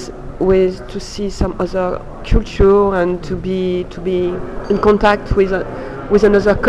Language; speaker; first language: English; non-native, learner; French